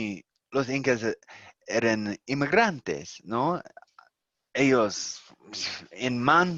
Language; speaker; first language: Spanish; non-native, fluent; English